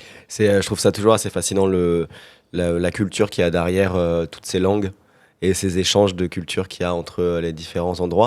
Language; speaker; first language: French; native; French